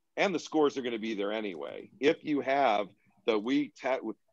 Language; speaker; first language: English; native; English